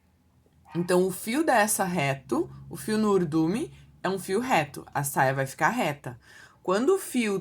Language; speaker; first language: Portuguese; native; Portuguese